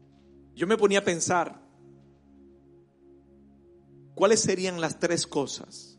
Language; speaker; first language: Spanish; native; Spanish